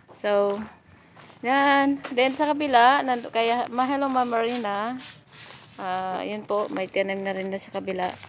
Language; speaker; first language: Filipino; native; Filipino